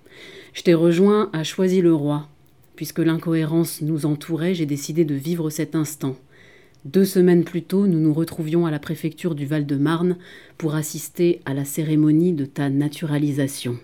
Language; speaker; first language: French; native; French